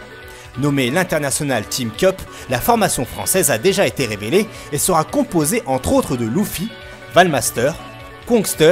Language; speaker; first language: French; native; French